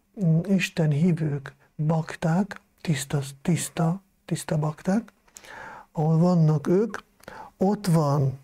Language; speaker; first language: Hungarian; non-native, fluent; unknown